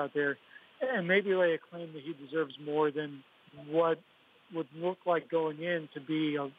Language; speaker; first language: English; native; English